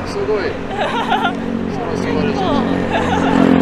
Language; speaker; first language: Japanese; non-native, learner; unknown